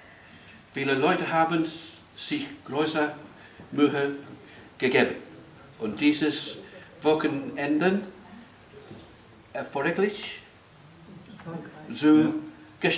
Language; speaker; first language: German; non-native, learner; English